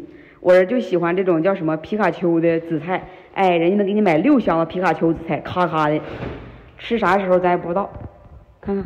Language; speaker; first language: Chinese; native; Chinese